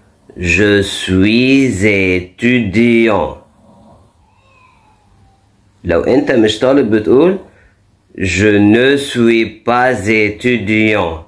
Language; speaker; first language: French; non-native, fluent; Arabic